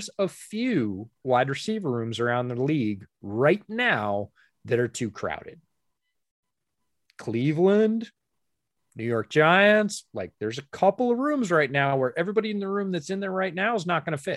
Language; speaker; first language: English; native; English